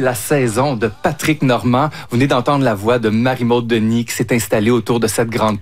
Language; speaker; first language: French; native; French